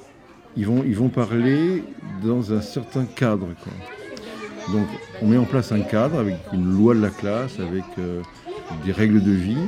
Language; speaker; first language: French; native; French